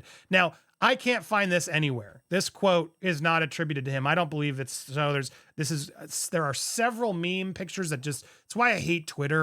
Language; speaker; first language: English; native; English